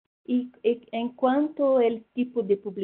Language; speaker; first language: Spanish; non-native, fluent; Portuguese